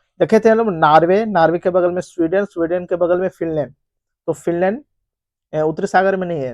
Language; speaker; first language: Hindi; native; Hindi